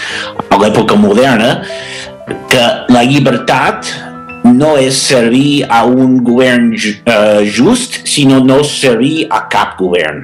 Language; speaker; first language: Catalan; non-native, fluent; English